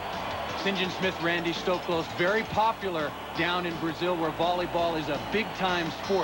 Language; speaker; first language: English; native; English